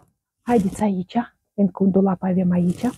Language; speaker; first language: Romanian; non-native, learner; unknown